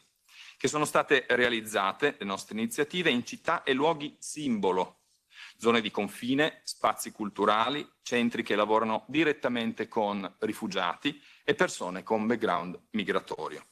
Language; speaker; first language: Italian; native; Italian